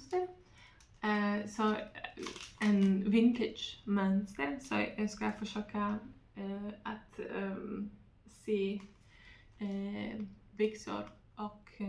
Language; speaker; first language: Swedish; non-native, learner; Polish